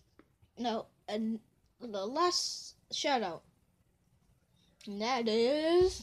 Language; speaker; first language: English; native; English